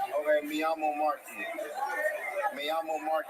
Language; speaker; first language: Spanish; non-native, learner; English